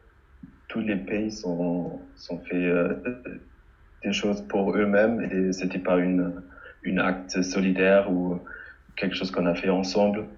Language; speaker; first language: French; non-native, fluent; German